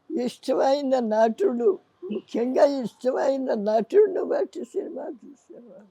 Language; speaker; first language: Telugu; native; Telugu